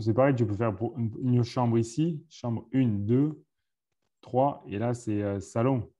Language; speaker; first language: French; native; French